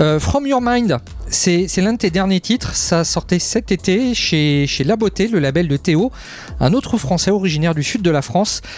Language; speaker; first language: French; native; French